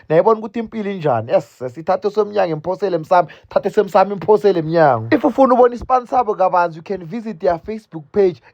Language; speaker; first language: Zulu; non-native, local second language; South Ndebele